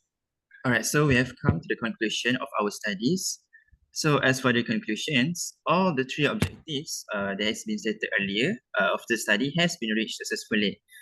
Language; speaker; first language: English; non-native, fluent; Malay